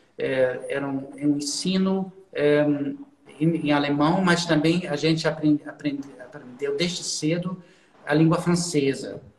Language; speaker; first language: Portuguese; non-native, fluent; German